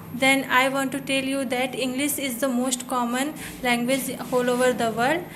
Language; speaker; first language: English; non-native, local second language; Hindi